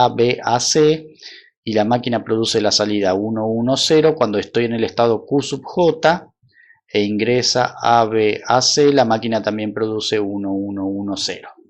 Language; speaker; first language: Spanish; native; Spanish